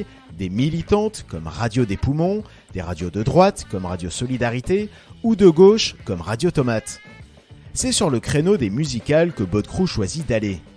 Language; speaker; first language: French; native; French